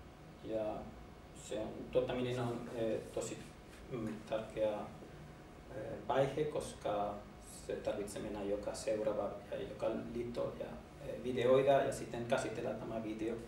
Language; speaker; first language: Finnish; non-native, learner; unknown